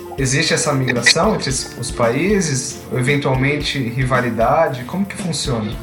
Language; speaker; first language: Portuguese; native; Portuguese